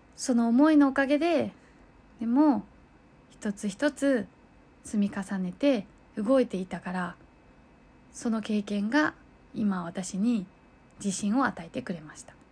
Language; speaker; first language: Japanese; early bilingual, other home language; Chinese